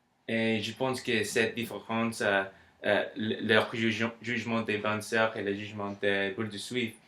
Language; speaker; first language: French; non-native, learner; English